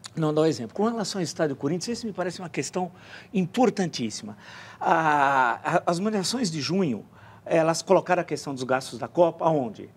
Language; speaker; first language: Portuguese; native; Portuguese